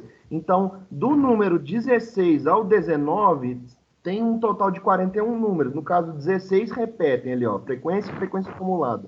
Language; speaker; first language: Portuguese; native; Portuguese